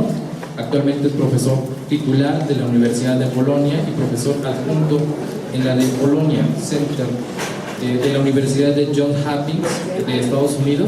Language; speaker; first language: Spanish; native; Spanish